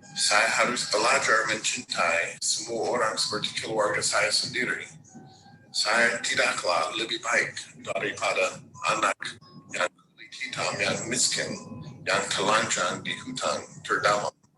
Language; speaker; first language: Indonesian; non-native, fluent; English